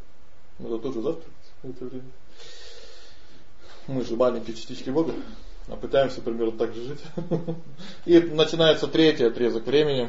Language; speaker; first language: Russian; native; Russian